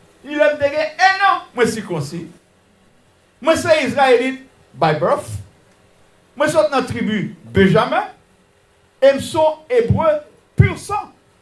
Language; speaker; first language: French; native; French